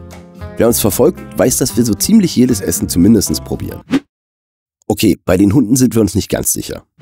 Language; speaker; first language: German; native; German